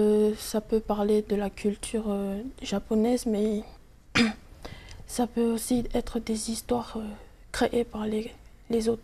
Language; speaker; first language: French; non-native, local second language; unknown